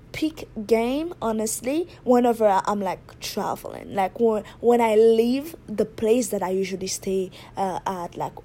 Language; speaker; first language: English; non-native, fluent; Haitian Creole